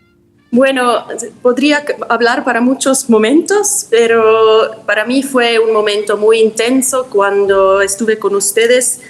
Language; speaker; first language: Spanish; non-native, fluent; German